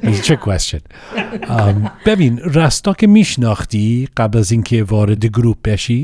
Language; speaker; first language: Persian; early bilingual, heritage; Persian